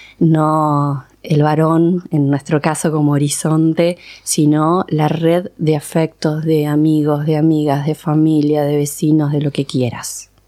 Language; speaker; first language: Spanish; early bilingual, other home language; Persian